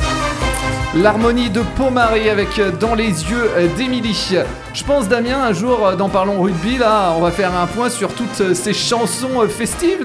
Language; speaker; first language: French; native; French